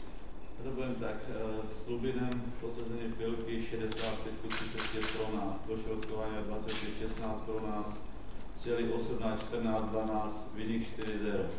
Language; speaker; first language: Polish; non-native, learner; Czech